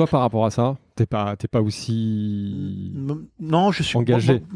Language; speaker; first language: French; native; French